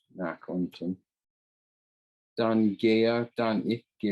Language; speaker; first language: German; non-native, fluent; English